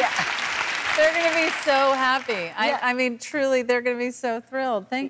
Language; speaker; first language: English; native; English